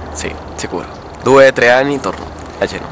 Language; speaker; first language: Italian; non-native, fluent; Spanish